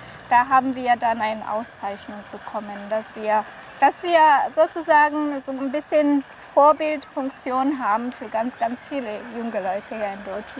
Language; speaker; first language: German; non-native, fluent; Kinyarwanda